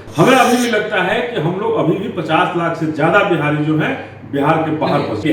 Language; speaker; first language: Hindi; native; Hindi